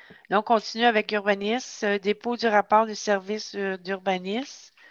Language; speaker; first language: French; native; French